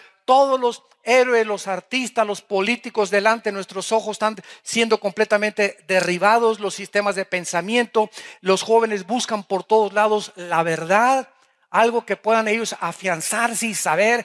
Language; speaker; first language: Spanish; native; Spanish